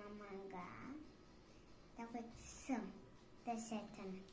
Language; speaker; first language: Russian; non-native, local second language; Kazakh